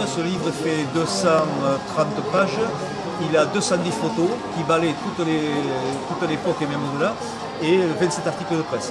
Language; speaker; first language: French; native; French